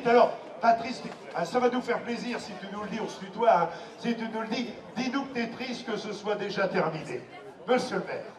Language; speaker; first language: French; native; French